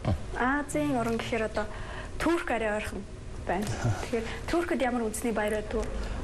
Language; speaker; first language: Mongolian; native; Mongolian